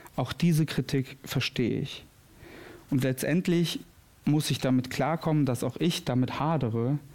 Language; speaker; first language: German; early bilingual, other home language; Albanian